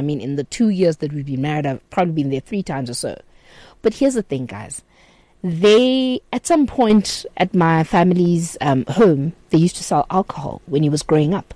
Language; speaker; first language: English; non-native, local second language; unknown